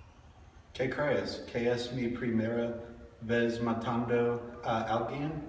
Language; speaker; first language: Spanish; non-native, learner; English